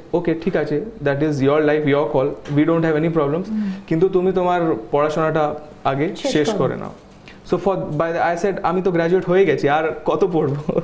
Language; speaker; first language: English; non-native, local second language; Bangla